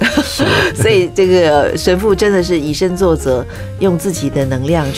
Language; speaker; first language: Chinese; native; Chinese